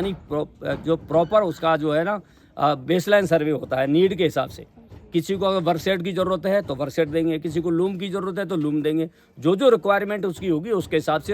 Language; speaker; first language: Hindi; native; Hindi